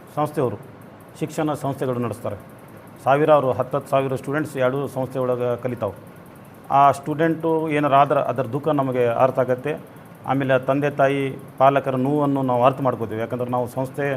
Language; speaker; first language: Kannada; non-native, local second language; Urdu